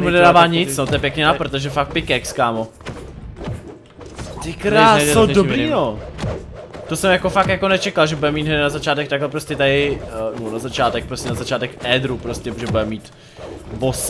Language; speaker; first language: Czech; native; Czech